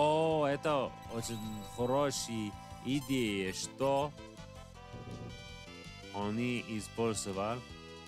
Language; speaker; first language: Russian; non-native, learner; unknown